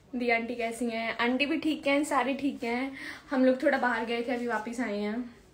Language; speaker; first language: Hindi; native; Hindi